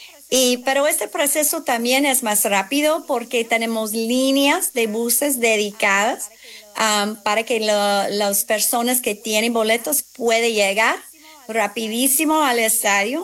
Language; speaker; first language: Spanish; non-native, fluent; English